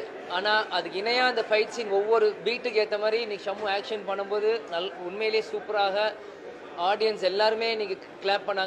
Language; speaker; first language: Tamil; native; Tamil